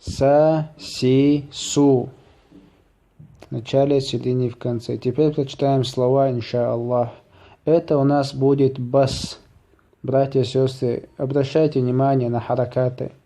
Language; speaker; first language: Russian; non-native, local second language; Chechen